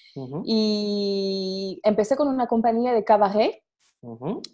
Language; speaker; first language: Spanish; non-native, fluent; French